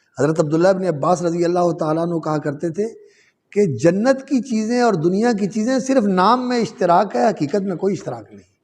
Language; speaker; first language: Urdu; non-native, local second language; Punjabi